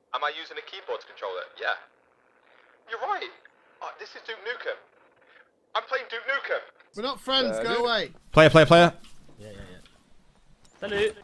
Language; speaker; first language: English; native; English